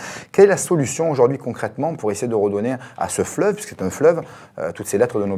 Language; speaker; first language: French; native; French